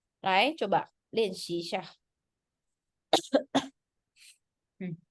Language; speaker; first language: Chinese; non-native, fluent; Indonesian